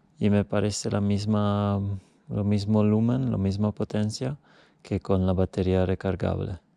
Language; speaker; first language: Spanish; non-native, fluent; Italian